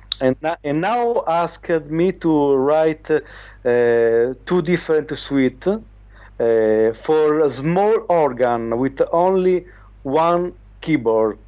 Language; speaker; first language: English; non-native, learner; Italian